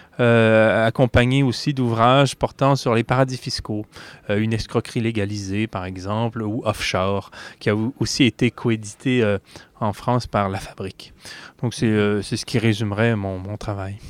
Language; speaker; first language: French; native; French